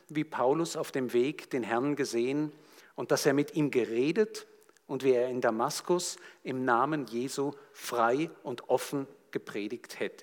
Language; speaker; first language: German; native; German